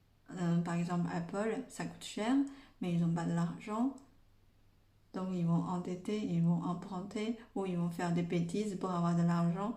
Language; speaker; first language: French; non-native, fluent; Chinese